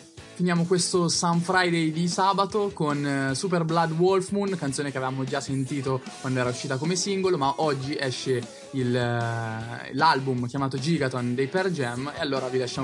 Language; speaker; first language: Italian; native; Italian